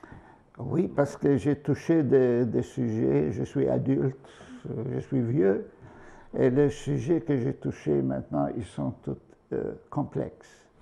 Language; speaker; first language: French; non-native, fluent; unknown